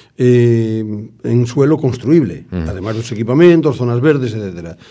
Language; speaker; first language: Spanish; non-native, local second language; Galician